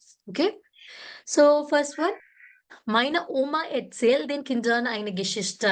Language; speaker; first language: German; non-native, fluent; Malayalam